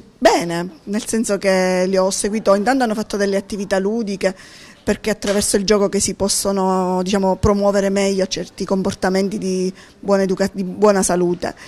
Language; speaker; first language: Italian; native; Italian